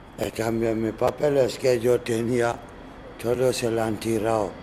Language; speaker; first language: Spanish; non-native, learner; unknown